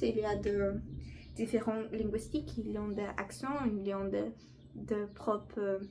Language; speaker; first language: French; non-native, learner; Portuguese